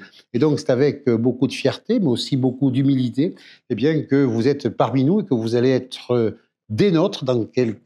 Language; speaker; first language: French; native; French